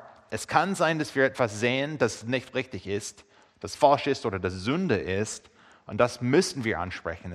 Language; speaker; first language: German; non-native, fluent; English